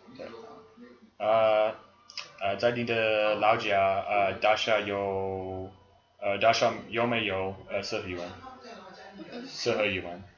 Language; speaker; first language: Chinese; non-native, learner; English